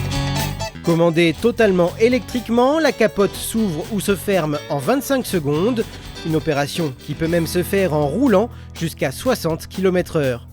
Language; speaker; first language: French; native; French